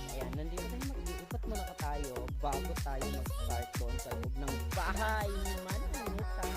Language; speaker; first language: Filipino; non-native, local second language; Cebuano